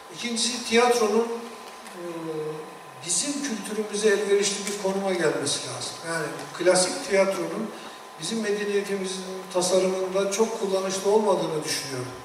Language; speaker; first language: Turkish; native; Turkish